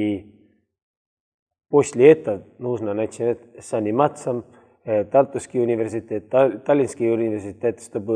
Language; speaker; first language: Russian; non-native, learner; Estonian